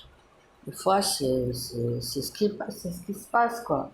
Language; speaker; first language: French; native; French